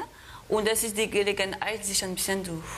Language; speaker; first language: German; non-native, fluent; French